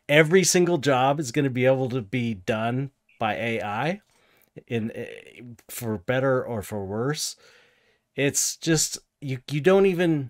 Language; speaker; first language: English; native; English